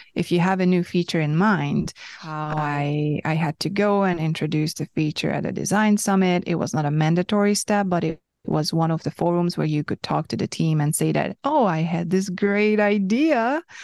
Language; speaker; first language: English; non-native, fluent; Hungarian